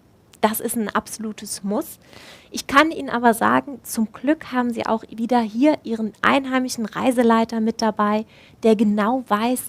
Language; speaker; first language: German; native; German